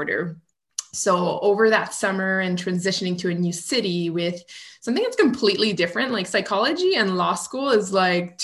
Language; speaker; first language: English; non-native, fluent; French